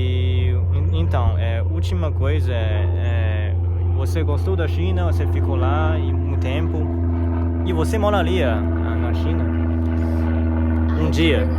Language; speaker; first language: Portuguese; non-native, learner; Chinese